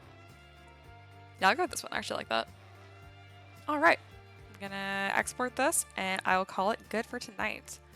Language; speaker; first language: English; native; English